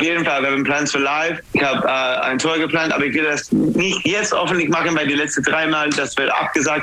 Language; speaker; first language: German; non-native, fluent; English